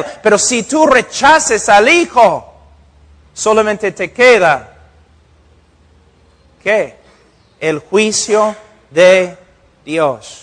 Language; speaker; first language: Spanish; non-native, fluent; English